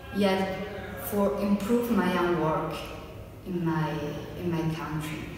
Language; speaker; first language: English; non-native, fluent; Spanish